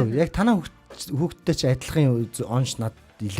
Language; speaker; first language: Mongolian; native; Mongolian